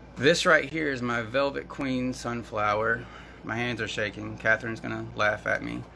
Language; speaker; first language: English; native; English